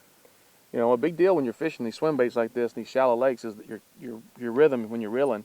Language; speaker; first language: English; native; English